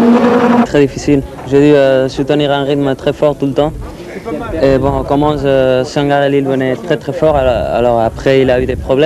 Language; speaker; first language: French; non-native, fluent; Spanish